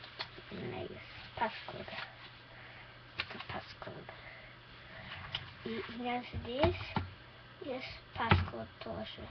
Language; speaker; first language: Russian; early bilingual, heritage; English